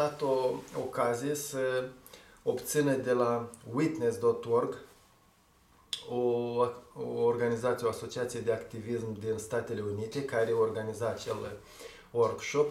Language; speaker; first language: Romanian; native; Romanian